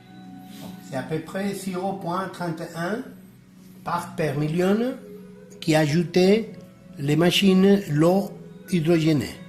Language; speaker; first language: French; non-native, learner; Spanish